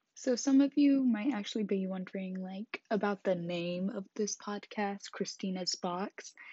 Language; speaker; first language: English; native; English